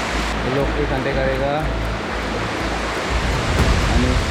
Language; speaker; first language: Hindi; non-native, local second language; Bangla